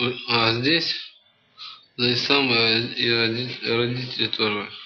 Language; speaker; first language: Russian; non-native, local second language; Kyrgyz